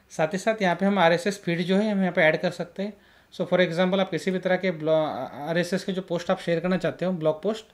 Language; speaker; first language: Hindi; native; Hindi